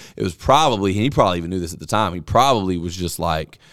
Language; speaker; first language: English; native; English